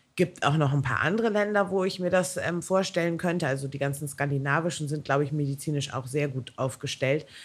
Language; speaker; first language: German; native; German